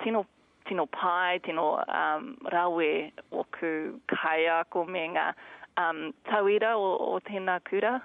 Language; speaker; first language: Māori; non-native, learner; English